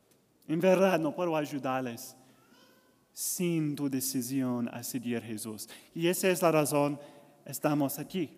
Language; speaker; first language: Spanish; non-native, learner; English